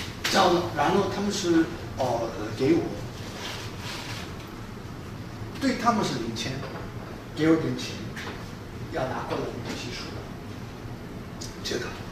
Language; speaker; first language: Chinese; non-native, fluent; Korean